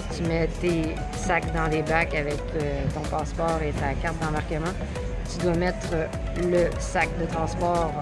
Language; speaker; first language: French; native; French